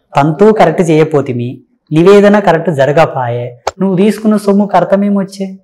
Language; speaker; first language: Telugu; native; Telugu